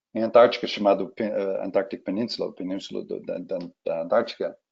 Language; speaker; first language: Portuguese; non-native, fluent; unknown